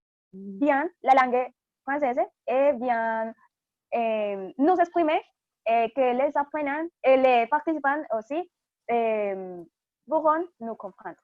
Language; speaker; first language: French; non-native, fluent; Spanish